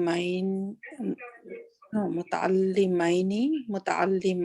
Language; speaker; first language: Arabic; non-native, learner; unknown